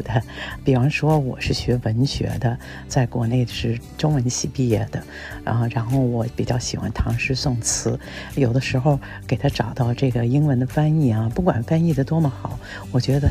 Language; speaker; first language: Chinese; native; Chinese